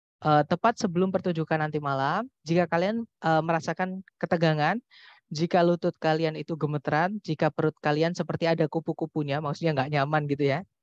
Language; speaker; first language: Indonesian; native; Indonesian